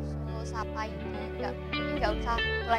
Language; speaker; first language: Indonesian; native; Indonesian